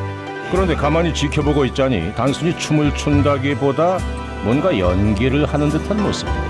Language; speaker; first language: Korean; native; Korean